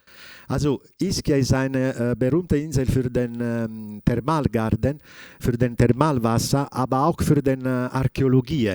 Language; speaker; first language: German; non-native, fluent; Italian